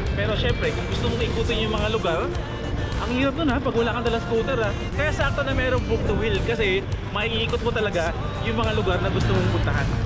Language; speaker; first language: Filipino; non-native, local second language; Aklanon